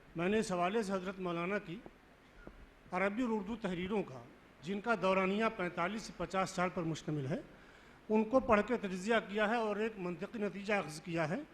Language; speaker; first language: Urdu; native; Urdu